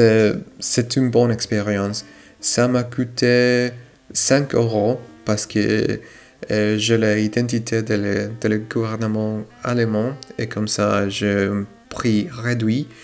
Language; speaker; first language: French; non-native, fluent; Spanish